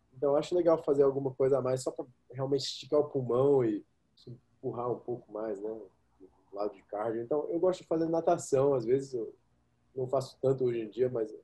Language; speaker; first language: Portuguese; early bilingual, heritage; English